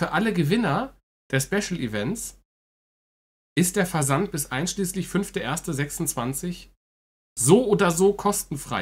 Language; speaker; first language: German; native; German